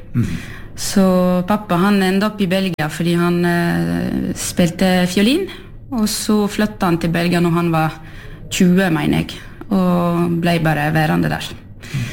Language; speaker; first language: Norwegian; non-native, fluent; French